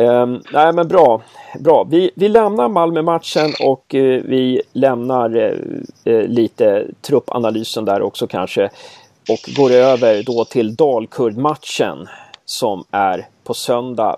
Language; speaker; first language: Swedish; native; Swedish